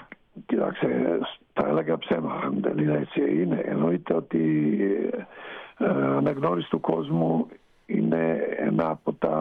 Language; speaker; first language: Greek; non-native, fluent; Serbian